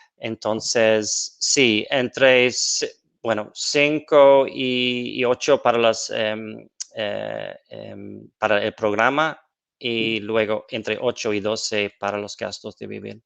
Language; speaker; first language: Spanish; non-native, fluent; English